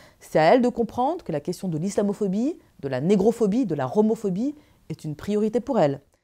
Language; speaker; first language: French; early bilingual, other home language; Arabic